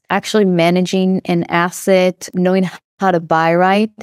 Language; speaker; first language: English; non-native, fluent; Hebrew